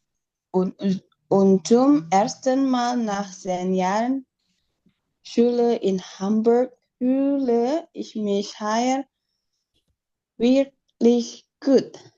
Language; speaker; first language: German; non-native, learner; Indonesian